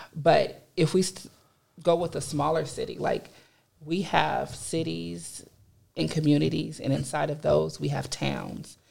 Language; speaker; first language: English; native; English